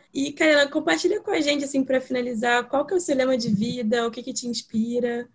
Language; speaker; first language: Portuguese; native; Portuguese